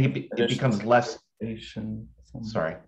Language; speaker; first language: English; native; English